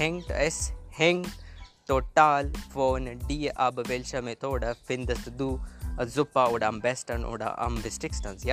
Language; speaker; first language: German; non-native, learner; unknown